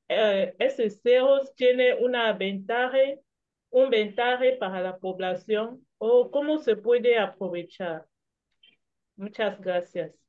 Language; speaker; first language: Spanish; non-native, learner; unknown